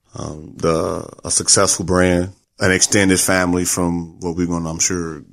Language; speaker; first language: English; native; English